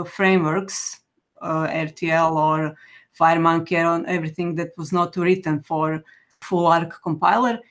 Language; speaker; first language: English; non-native, fluent; Croatian